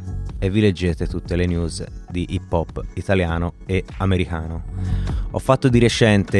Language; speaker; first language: Italian; native; Italian